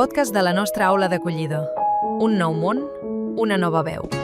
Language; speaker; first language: Catalan; native; Catalan